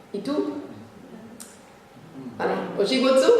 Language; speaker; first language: Spanish; non-native, fluent; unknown